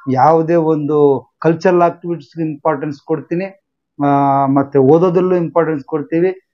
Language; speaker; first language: Kannada; native; Kannada